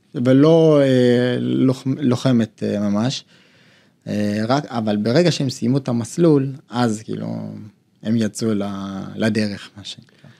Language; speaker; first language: Hebrew; early bilingual, other home language; Amharic